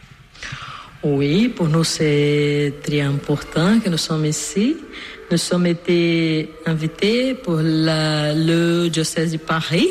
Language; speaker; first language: French; non-native, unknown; Portuguese